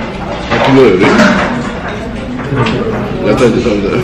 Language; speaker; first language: Japanese; non-native, fluent; Korean